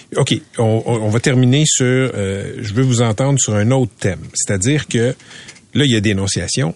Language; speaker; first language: French; native; French